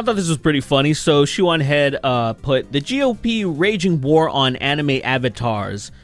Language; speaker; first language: English; native; English